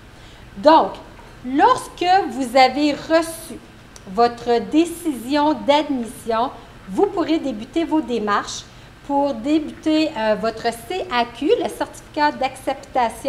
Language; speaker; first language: French; native; French